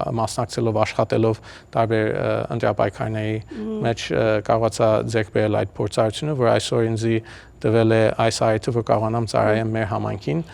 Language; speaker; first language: Armenian; early bilingual, heritage; Armenian